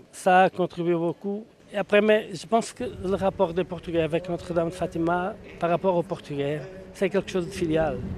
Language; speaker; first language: French; non-native, fluent; Portuguese